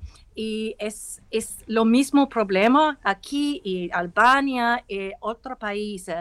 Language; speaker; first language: Spanish; non-native, learner; English